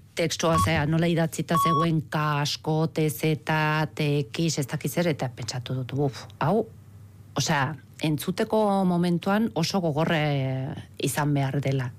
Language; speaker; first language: Basque; non-native, fluent; Spanish